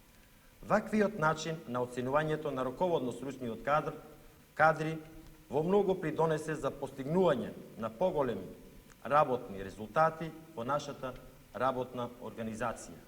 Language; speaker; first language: Macedonian; native; Macedonian